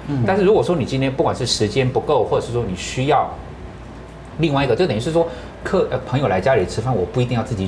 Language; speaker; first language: Chinese; native; Chinese